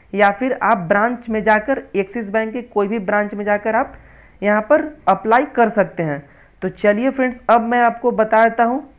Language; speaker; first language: Hindi; native; Hindi